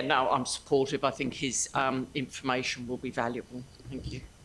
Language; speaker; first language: English; native; English